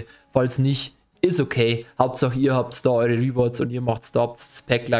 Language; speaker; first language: German; native; German